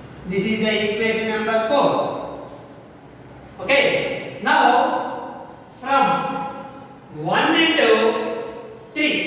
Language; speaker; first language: English; non-native, local second language; Telugu